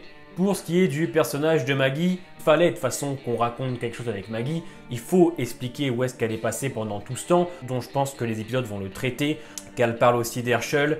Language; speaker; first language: French; native; French